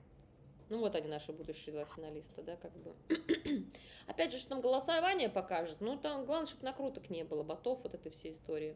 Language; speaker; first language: Russian; native; Russian